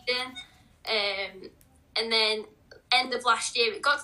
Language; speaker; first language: English; native; English